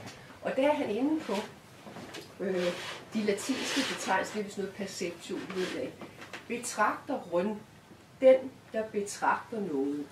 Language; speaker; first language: Danish; native; Danish